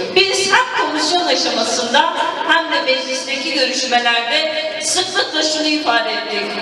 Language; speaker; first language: Turkish; non-native, local second language; Kurdish